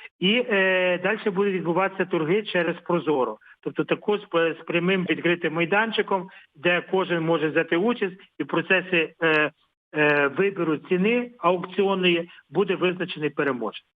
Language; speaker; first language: Ukrainian; native; Ukrainian